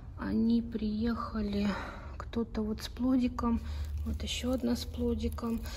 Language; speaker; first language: Russian; native; Russian